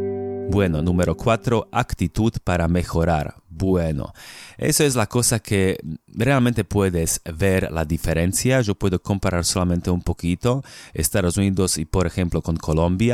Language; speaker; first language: Spanish; non-native, fluent; Slovak